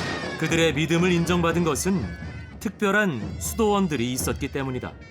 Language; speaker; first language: Korean; native; Korean